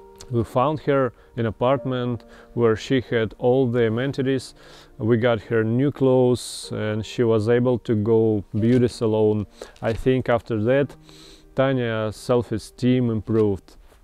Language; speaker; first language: English; non-native, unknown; Russian